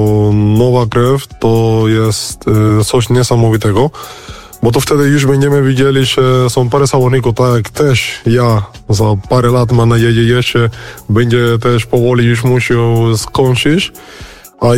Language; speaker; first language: Polish; non-native, fluent; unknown